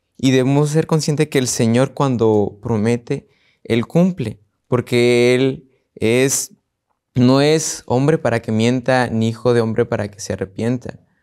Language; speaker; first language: Spanish; native; Spanish